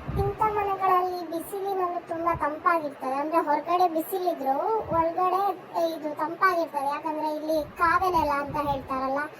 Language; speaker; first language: Kannada; non-native, local second language; Tulu